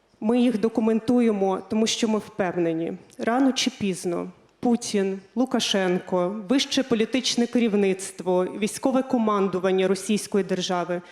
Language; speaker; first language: Ukrainian; native; Ukrainian